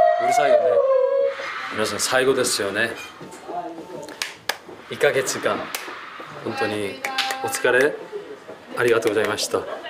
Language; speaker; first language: Japanese; non-native, learner; Korean